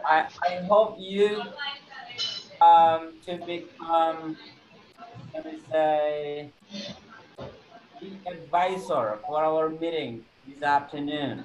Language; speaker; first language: English; non-native, fluent; Indonesian